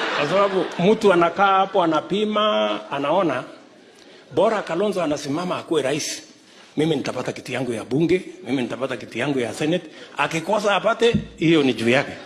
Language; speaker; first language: Swahili; non-native, local second language; Kalenjin